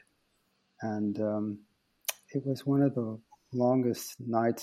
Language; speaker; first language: English; native; English